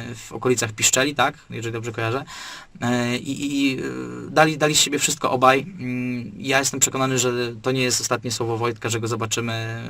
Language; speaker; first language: Polish; native; Polish